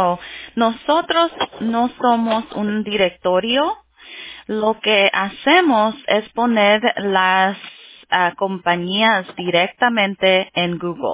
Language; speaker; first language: Spanish; early bilingual, heritage; Spanish